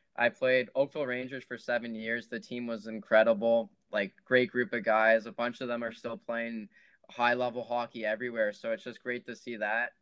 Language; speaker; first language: English; native; English